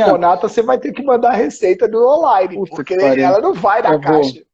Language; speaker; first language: Portuguese; native; Portuguese